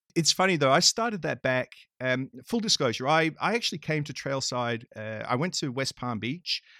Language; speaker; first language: English; native; English